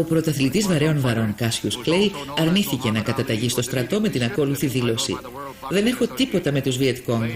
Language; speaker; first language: Greek; native; Greek